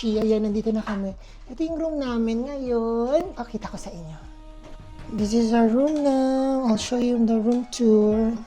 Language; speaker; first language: Filipino; native; Filipino